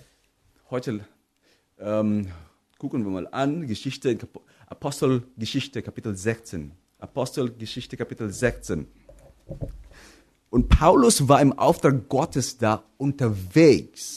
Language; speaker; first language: German; non-native, fluent; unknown